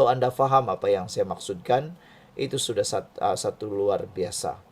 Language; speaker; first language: Malay; native; Malay